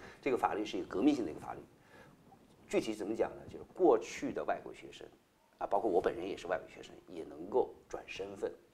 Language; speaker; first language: Chinese; native; Chinese